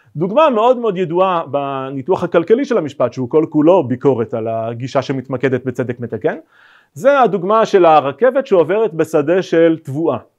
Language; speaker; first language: Hebrew; native; Hebrew